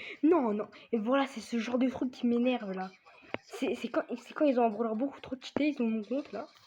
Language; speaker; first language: French; native; French